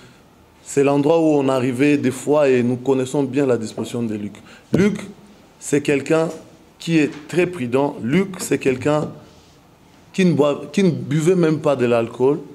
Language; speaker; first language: French; non-native, local second language; Swahili